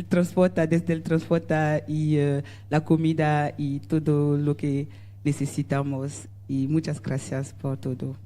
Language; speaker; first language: Spanish; non-native, learner; French